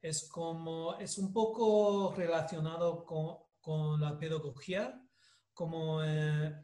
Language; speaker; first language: Spanish; non-native, learner; English